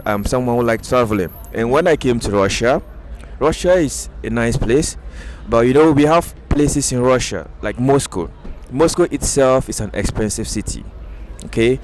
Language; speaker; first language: English; native; English